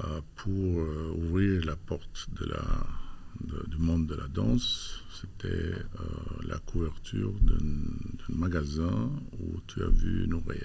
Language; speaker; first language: French; non-native, fluent; Albanian